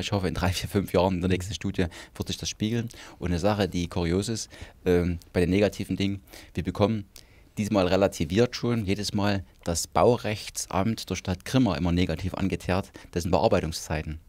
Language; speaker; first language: German; native; German